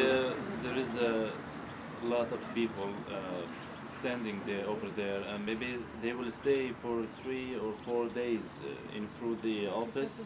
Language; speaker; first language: English; non-native, learner; Arabic